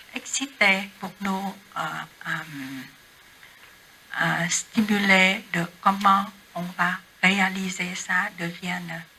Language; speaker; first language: French; non-native, learner; Vietnamese